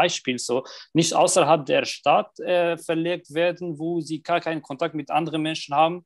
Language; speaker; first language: German; non-native, fluent; Arabic